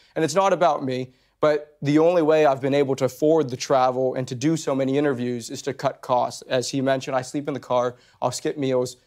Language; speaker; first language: English; native; English